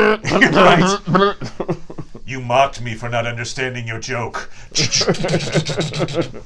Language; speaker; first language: English; native; English